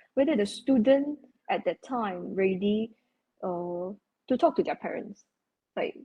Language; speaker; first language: English; non-native, local second language; Chinese